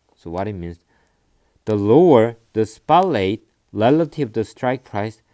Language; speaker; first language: English; non-native, fluent; Korean